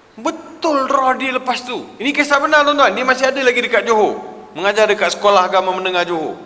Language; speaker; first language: Malay; non-native, local second language; Tamil